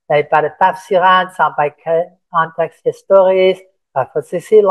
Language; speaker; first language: Indonesian; non-native, fluent; English